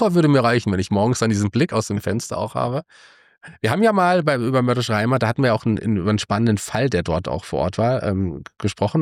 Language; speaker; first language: German; native; German